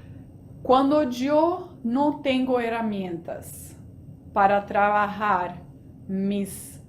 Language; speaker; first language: Spanish; non-native, fluent; Portuguese